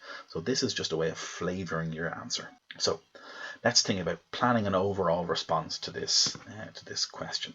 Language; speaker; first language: English; native; English